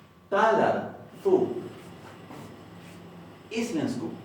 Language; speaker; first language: Icelandic; non-native, learner; Spanish